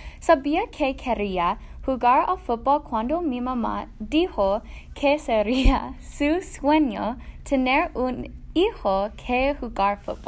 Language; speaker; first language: Spanish; non-native, learner; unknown